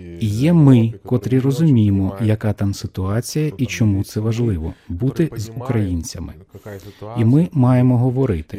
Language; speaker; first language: Ukrainian; non-native, fluent; Lithuanian